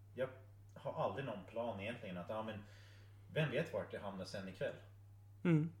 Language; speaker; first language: Swedish; non-native, fluent; English